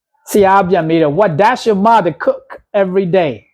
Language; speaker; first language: English; non-native, fluent; Burmese